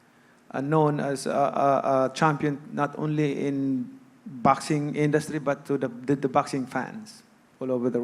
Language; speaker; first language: English; non-native, local second language; Cebuano